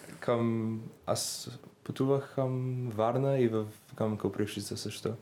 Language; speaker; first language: Bulgarian; non-native, learner; English